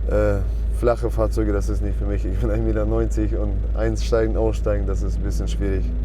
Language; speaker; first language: German; non-native, fluent; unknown